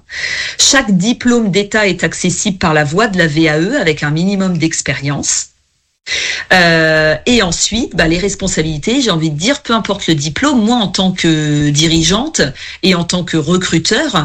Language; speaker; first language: French; native; French